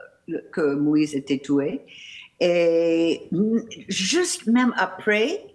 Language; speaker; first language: French; non-native, learner; English